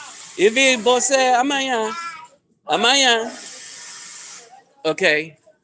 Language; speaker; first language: Portuguese; non-native, learner; English